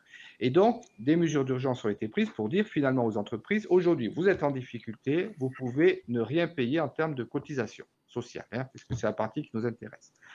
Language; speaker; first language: French; native; French